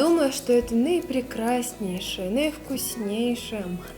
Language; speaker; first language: Russian; native; Russian